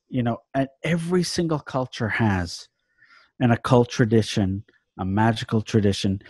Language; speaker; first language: English; native; English